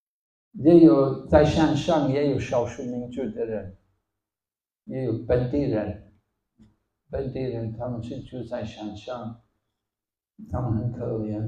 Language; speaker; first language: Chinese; non-native, fluent; English